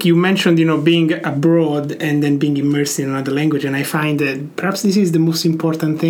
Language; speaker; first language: English; non-native, fluent; Italian